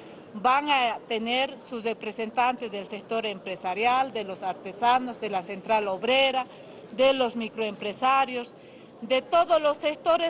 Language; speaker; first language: Spanish; native; Spanish